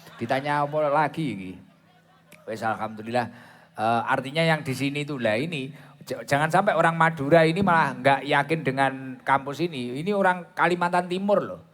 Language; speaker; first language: Indonesian; non-native, local second language; Javanese